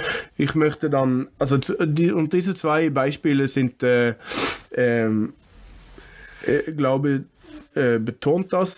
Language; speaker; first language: German; non-native, fluent; English